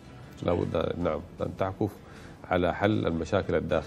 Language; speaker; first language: Arabic; native; Arabic